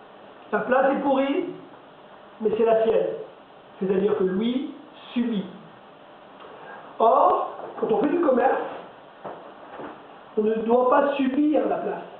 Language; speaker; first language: French; native; French